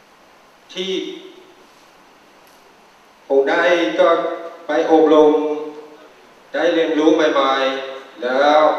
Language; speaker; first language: Thai; non-native, fluent; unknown